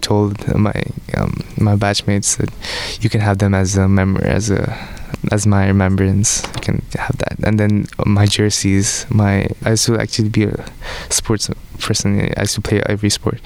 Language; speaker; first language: English; non-native, local second language; Odia